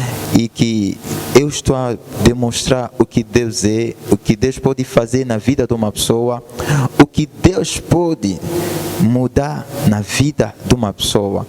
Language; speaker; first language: Portuguese; non-native, fluent; Lingala